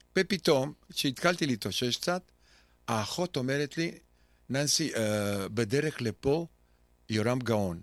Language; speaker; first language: Hebrew; non-native, fluent; Romanian